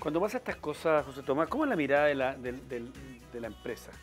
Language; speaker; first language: Spanish; native; Spanish